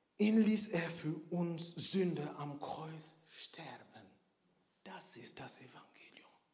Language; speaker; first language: German; non-native, fluent; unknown